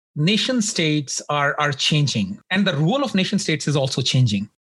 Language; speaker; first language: English; non-native, local second language; Punjabi